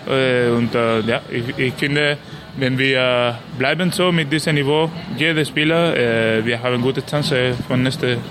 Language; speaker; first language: German; non-native, learner; Spanish